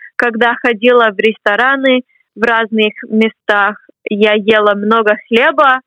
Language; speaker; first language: Russian; non-native, fluent; English